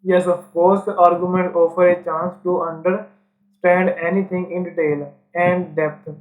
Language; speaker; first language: English; non-native, local second language; Punjabi